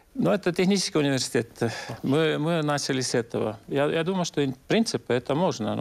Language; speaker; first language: Russian; non-native, local second language; Estonian